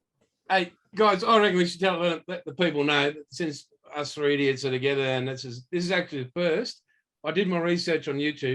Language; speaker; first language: English; native; English